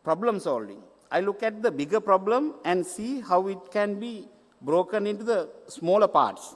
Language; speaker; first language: English; non-native, local second language; Sinhala